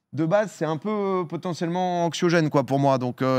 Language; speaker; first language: French; native; French